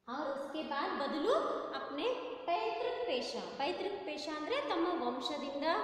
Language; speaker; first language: Hindi; non-native, local second language; Kannada